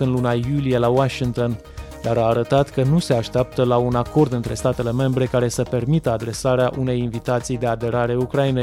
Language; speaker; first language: Romanian; native; Romanian